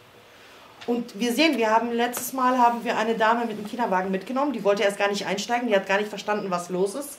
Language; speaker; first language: German; early bilingual, other home language; Croatian